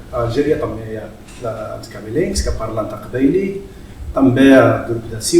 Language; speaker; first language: Catalan; non-native, fluent; Berber languages